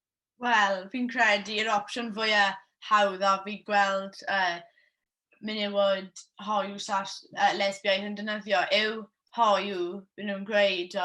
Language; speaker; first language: Welsh; non-native, local second language; English